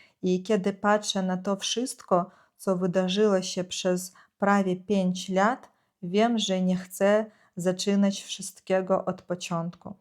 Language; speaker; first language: Polish; non-native, fluent; Ukrainian